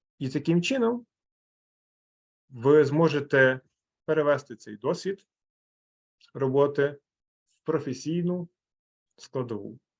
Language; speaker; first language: Ukrainian; native; Ukrainian